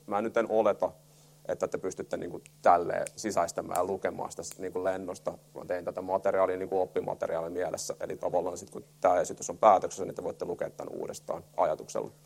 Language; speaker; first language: Finnish; native; Finnish